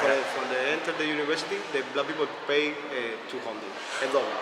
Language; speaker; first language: English; non-native, learner; Spanish